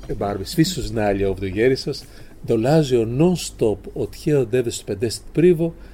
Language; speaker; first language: Serbian; non-native, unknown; Greek